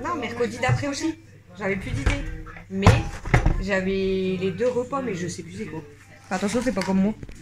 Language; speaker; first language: French; native; French